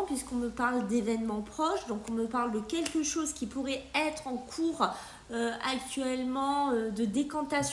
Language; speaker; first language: French; native; French